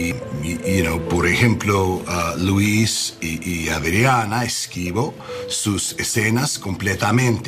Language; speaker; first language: Spanish; non-native, learner; English